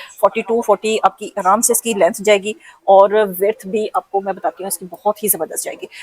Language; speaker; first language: Urdu; non-native, local second language; Punjabi